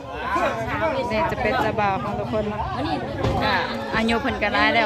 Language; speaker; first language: Thai; non-native, local second language; Lao